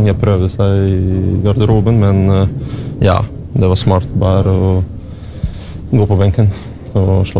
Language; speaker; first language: Norwegian; non-native, learner; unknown